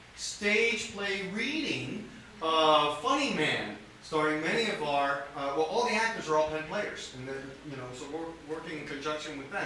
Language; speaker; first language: English; native; English